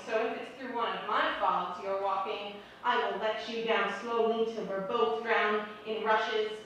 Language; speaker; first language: English; native; English